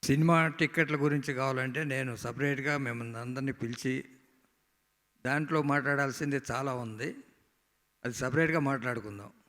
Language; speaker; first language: Telugu; native; Telugu